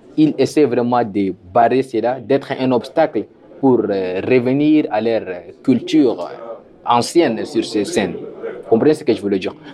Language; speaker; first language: French; non-native, local second language; Sango